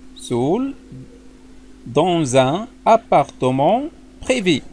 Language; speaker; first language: French; non-native, local second language; Arabic